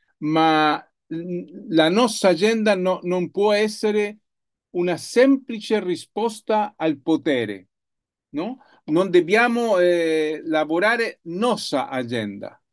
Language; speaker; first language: Italian; non-native, learner; Spanish